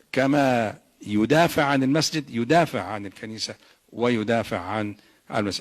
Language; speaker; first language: Arabic; native; Arabic